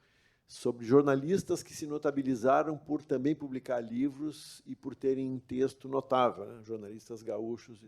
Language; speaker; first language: Portuguese; native; Portuguese